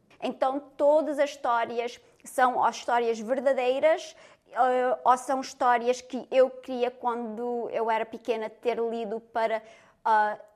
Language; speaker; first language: Portuguese; early bilingual, heritage; Portuguese